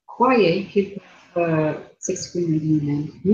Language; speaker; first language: French; non-native, learner; English